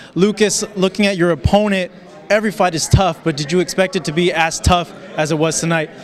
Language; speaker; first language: English; early bilingual, other home language; Spanish